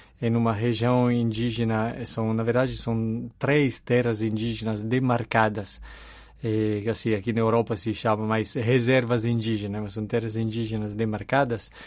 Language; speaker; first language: Portuguese; non-native, fluent; Italian